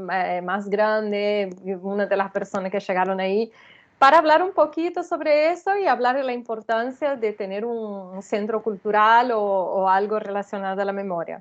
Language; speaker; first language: Spanish; non-native, fluent; Portuguese